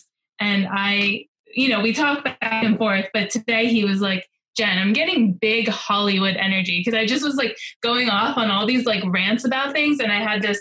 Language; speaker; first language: English; native; English